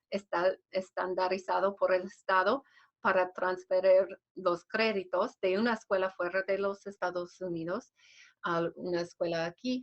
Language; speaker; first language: Spanish; non-native, fluent; English